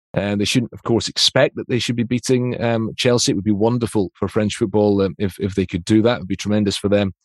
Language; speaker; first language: English; native; English